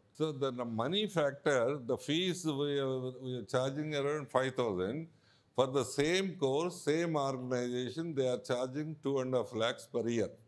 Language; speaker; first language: English; non-native, local second language; Telugu